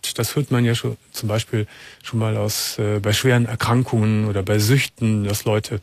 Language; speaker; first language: German; native; German